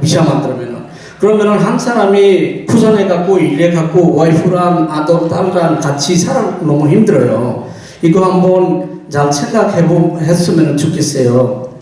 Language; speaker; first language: Korean; non-native, fluent; Bangla